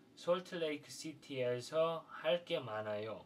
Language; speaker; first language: Korean; non-native, fluent; English